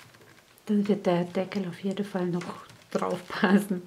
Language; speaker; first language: German; native; German